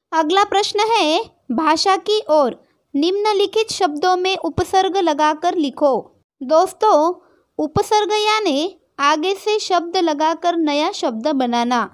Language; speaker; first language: Hindi; non-native, local second language; Marathi